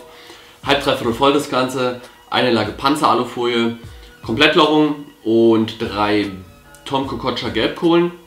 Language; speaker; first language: German; native; German